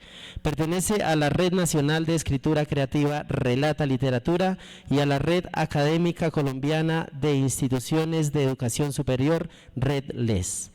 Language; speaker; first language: Spanish; native; Spanish